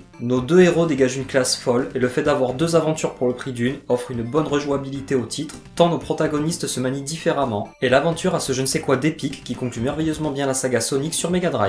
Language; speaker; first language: French; native; French